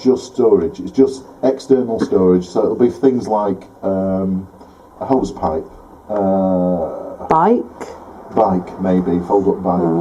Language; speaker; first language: English; native; English